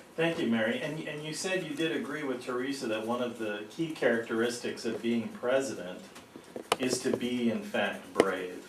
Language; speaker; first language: English; native; English